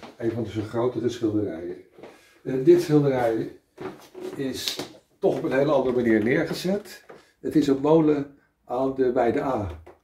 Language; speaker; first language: Dutch; native; Dutch